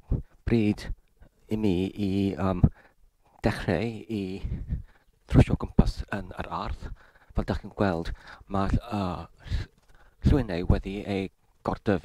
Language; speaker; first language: Welsh; non-native, learner; English